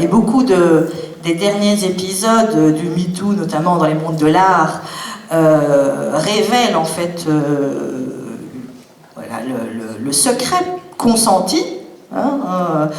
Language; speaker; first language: French; native; French